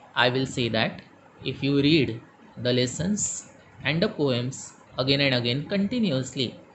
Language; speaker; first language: English; non-native, local second language; Marathi